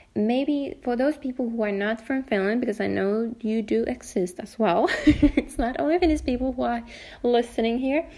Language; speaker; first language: English; non-native, fluent; Finnish